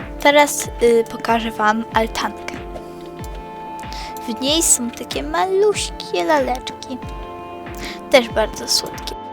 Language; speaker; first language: Polish; native; Polish